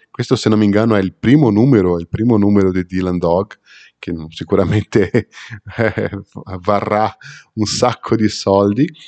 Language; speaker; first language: Italian; non-native, fluent; Portuguese